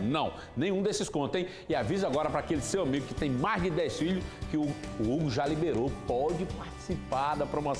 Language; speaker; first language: Portuguese; native; Portuguese